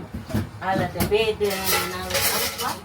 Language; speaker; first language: Dutch; non-native, learner; Indonesian